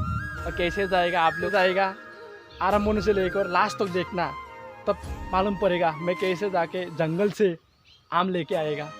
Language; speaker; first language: Hindi; non-native, local second language; Assamese